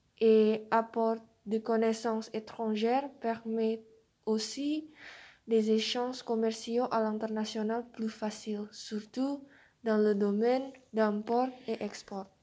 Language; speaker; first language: French; non-native, learner; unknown